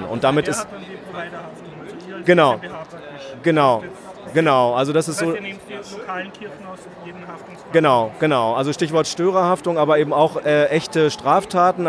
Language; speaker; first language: German; native; German